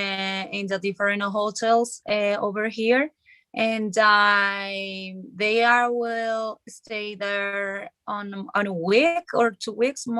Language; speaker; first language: English; non-native, learner; Spanish